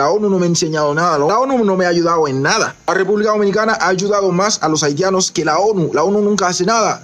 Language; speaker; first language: Spanish; non-native, fluent; Haitian Creole